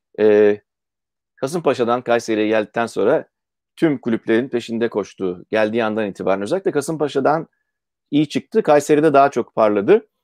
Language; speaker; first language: Turkish; native; Turkish